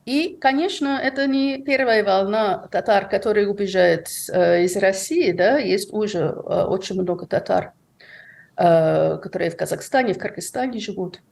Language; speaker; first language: Russian; non-native, fluent; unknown